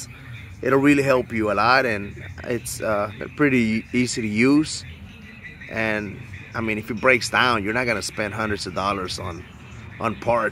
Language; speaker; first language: English; native; English